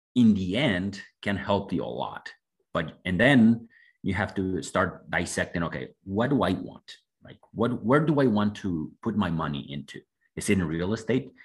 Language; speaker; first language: English; non-native, fluent; Spanish